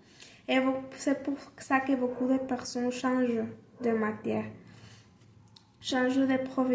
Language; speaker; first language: French; non-native, learner; Spanish